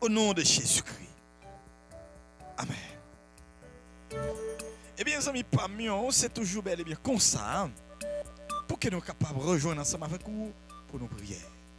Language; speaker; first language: French; non-native, local second language; Haitian Creole